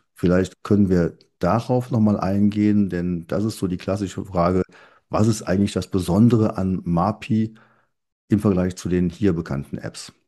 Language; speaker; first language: German; native; German